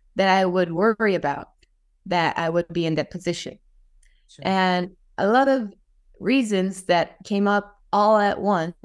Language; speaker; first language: English; non-native, fluent; Japanese